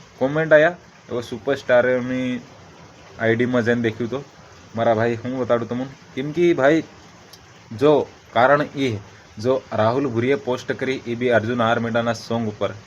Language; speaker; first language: Gujarati; non-native, local second language; Bhili